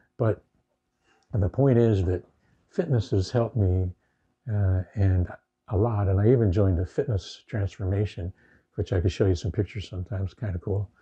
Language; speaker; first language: English; native; English